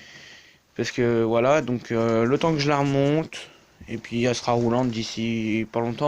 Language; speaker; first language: French; native; French